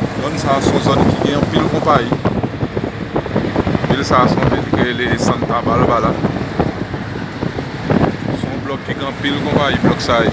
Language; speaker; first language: French; non-native, learner; Haitian Creole